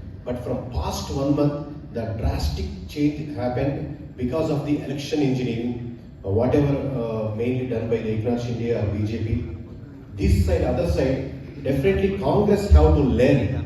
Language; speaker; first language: English; non-native, local second language; Telugu